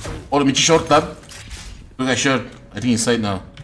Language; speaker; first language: English; non-native, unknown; Turkish